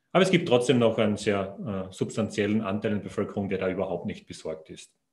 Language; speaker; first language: German; native; German